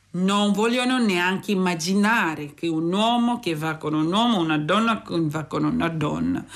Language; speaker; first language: Italian; non-native, fluent; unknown